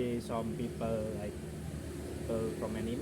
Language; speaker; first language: English; non-native, learner; Indonesian